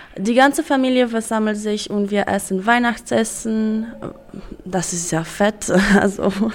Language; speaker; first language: German; non-native, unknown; Romanian